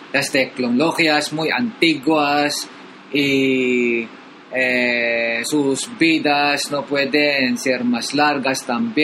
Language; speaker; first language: Spanish; non-native, learner; Filipino